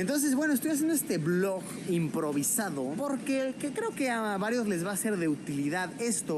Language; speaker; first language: Spanish; native; Spanish